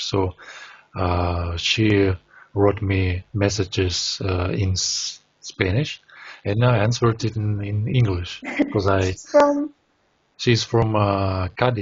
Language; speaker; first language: English; non-native, learner; Russian